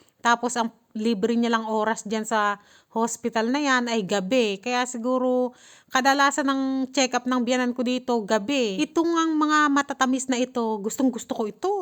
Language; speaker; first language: Filipino; native; Filipino